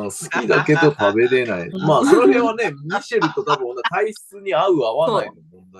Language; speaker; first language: Japanese; native; Japanese